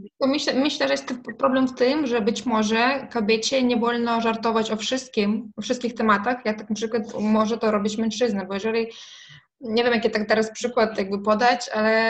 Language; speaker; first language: Polish; non-native, fluent; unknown